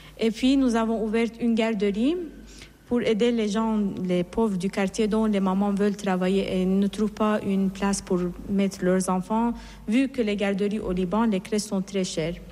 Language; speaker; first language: French; non-native, fluent; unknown